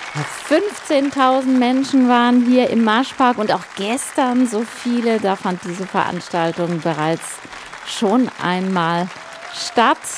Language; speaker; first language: German; native; German